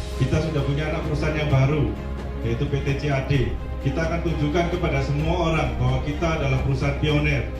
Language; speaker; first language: Indonesian; native; Indonesian